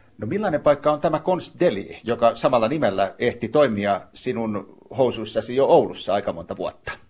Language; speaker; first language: Finnish; native; Finnish